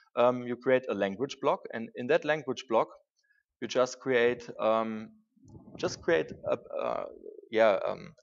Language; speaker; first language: English; non-native, fluent; German